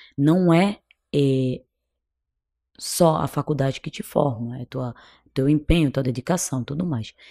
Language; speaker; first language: Portuguese; non-native, local second language; Kabuverdianu